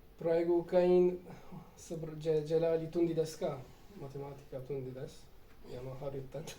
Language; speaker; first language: Estonian; non-native, learner; Turkish